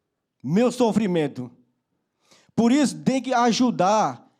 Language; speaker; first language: Portuguese; non-native, local second language; Yanomámi